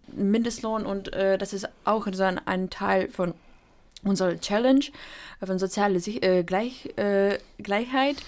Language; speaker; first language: German; non-native, fluent; Ukrainian